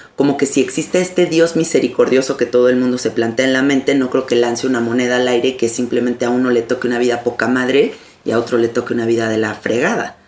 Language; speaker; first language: Spanish; native; Spanish